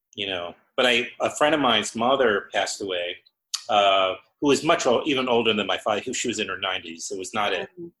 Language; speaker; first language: English; native; English